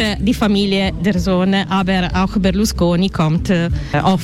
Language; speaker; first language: German; non-native, learner; Italian